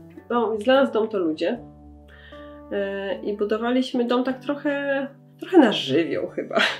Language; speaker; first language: Polish; native; Polish